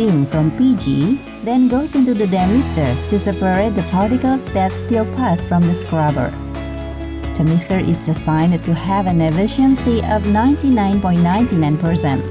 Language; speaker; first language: English; non-native, fluent; Indonesian